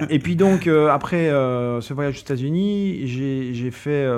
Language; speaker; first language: French; non-native, fluent; English